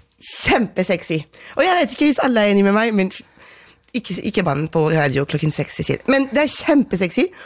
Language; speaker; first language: Norwegian; non-native, fluent; French